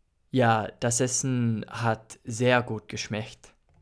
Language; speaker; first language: German; non-native, learner; English